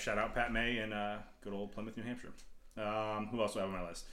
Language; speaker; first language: English; native; English